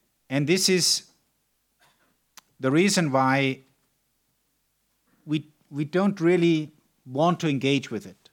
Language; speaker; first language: English; non-native, fluent; German